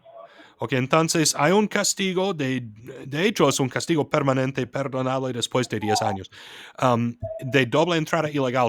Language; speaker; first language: Spanish; non-native, fluent; English